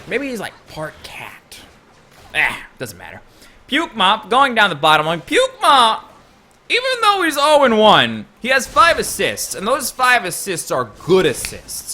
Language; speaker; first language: English; native; English